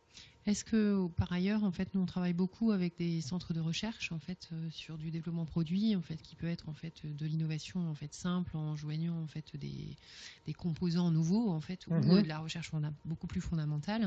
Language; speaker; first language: French; native; French